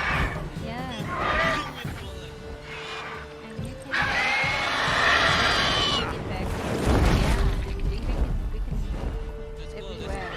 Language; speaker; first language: English; non-native, learner; Indonesian